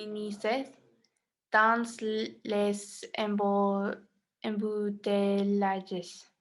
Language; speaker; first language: French; non-native, learner; Spanish